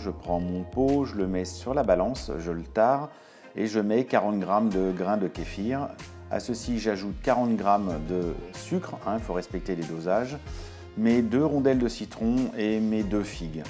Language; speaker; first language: French; native; French